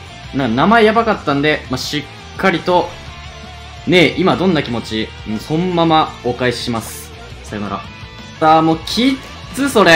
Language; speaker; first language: Japanese; native; Japanese